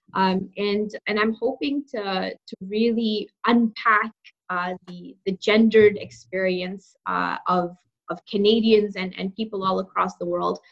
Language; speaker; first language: English; non-native, local second language; Urdu